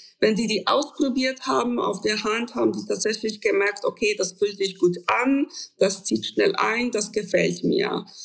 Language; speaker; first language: German; non-native, fluent; Polish